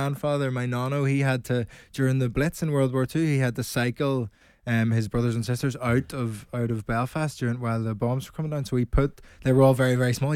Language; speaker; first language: English; native; English